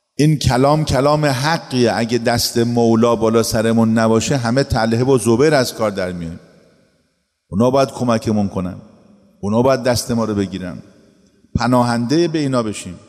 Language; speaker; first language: Persian; native; Persian